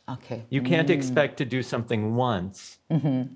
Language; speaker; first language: English; native; English